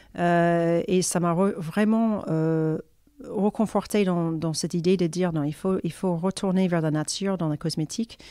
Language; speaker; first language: French; non-native, fluent; English